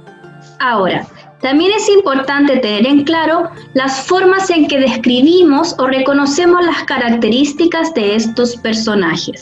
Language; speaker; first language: Spanish; native; Spanish